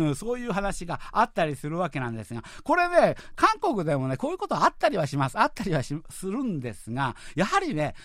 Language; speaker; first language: Japanese; non-native, fluent; Korean